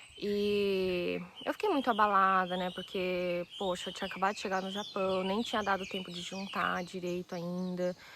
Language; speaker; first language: Portuguese; early bilingual, other home language; Japanese